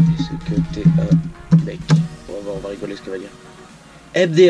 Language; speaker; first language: French; native; French